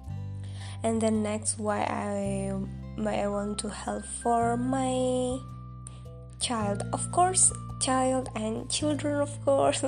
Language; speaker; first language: English; non-native, local second language; Indonesian